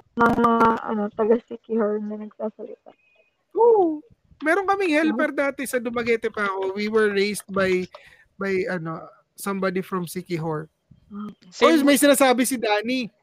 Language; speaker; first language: Filipino; non-native, local second language; Cebuano